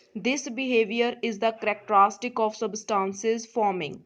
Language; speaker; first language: English; non-native, local second language; Punjabi